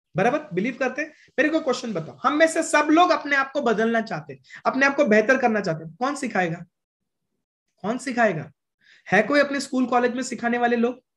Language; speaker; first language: Hindi; non-native, local second language; Marathi